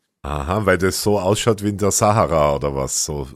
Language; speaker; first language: German; native; German